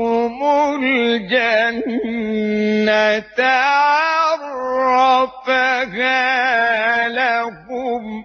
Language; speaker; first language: Arabic; native; Arabic